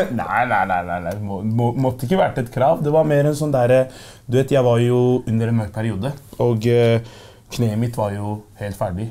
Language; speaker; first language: Norwegian; early bilingual, other home language; Arabic